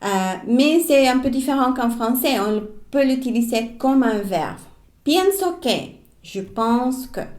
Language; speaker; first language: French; non-native, fluent; Spanish